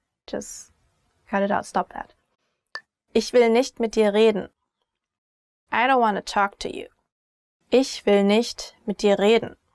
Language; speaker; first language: German; native; German